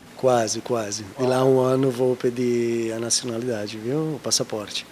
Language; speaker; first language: Portuguese; non-native, fluent; Italian